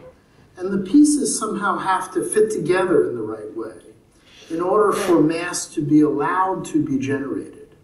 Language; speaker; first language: English; native; English